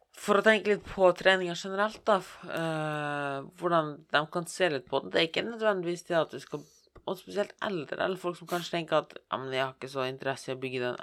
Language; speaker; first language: Norwegian; native; Norwegian